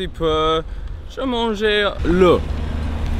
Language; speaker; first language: French; non-native, learner; English